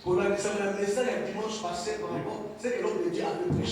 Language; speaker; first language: French; non-native, local second language; Lingala